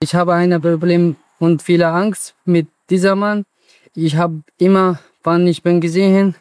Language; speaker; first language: German; non-native, learner; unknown